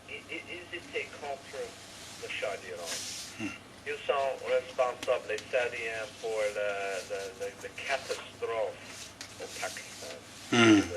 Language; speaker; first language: French; non-native, fluent; English